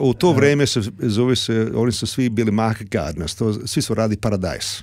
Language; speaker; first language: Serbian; early bilingual, heritage; Serbian